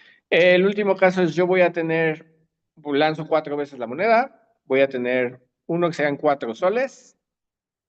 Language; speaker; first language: Spanish; native; Spanish